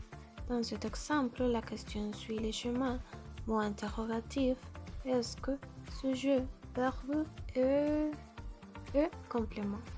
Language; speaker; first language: French; non-native, learner; Spanish